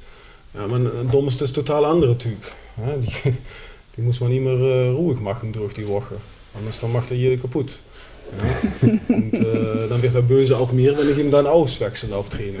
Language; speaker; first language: German; non-native, fluent; Dutch